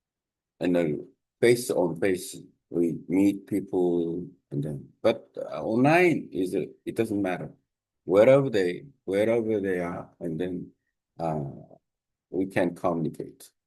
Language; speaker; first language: English; non-native, learner; Korean